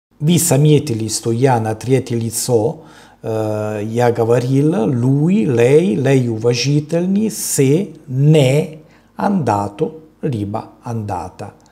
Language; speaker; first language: Russian; non-native, learner; Italian